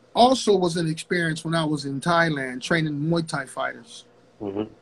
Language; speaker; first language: English; native; English